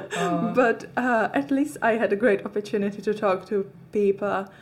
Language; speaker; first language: English; non-native, fluent; Czech